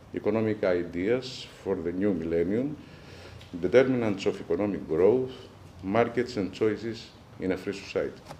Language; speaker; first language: English; non-native, fluent; Greek